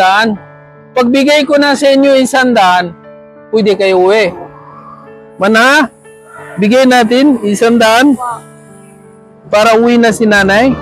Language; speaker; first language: Filipino; non-native, learner; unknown